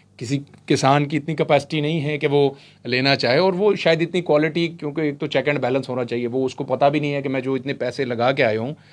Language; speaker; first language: Urdu; non-native, local second language; Punjabi